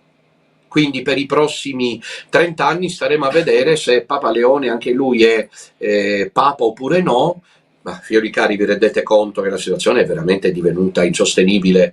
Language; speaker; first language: Italian; native; Italian